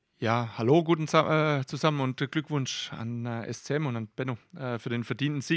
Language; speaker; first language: German; native; German